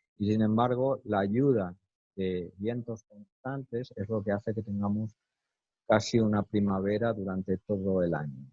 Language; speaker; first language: Spanish; native; Spanish